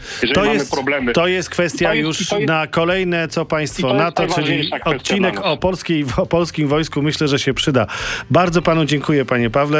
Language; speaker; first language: Polish; native; Polish